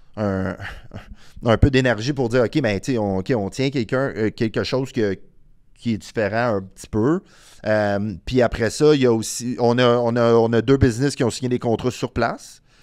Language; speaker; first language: French; native; French